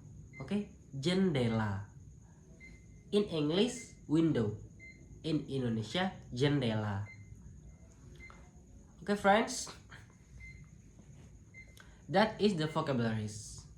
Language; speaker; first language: English; non-native, local second language; Indonesian